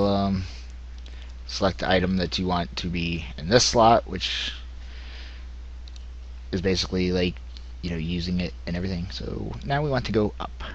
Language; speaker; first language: English; native; English